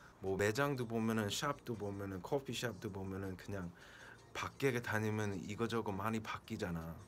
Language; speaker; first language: Korean; early bilingual, heritage; Korean